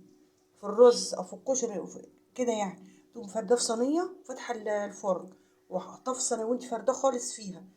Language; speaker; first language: Arabic; native; Arabic